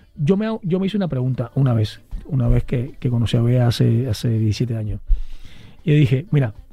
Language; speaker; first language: Spanish; native; Spanish